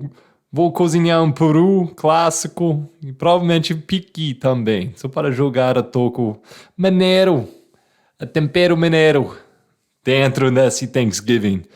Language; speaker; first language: Portuguese; non-native, fluent; English